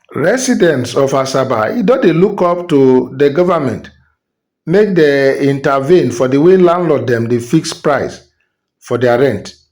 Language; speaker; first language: Nigerian Pidgin; native; Nigerian Pidgin